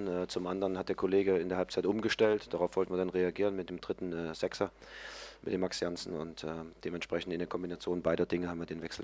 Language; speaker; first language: German; native; German